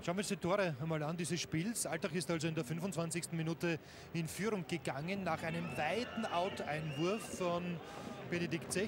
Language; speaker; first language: German; native; German